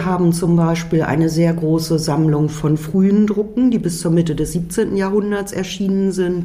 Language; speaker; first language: German; native; German